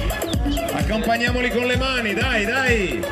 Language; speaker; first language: Italian; native; Italian